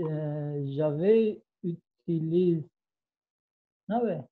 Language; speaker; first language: French; non-native, learner; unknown